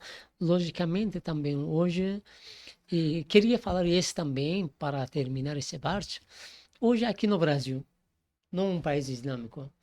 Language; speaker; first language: Portuguese; non-native, fluent; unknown